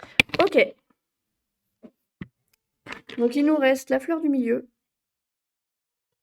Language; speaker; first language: French; native; French